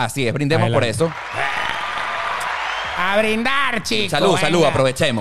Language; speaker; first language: Spanish; native; Spanish